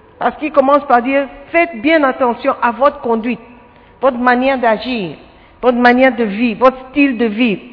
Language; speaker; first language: French; non-native, fluent; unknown